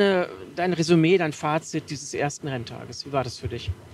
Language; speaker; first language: German; native; German